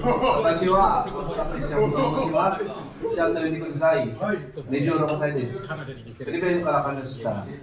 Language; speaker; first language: Japanese; non-native, learner; Filipino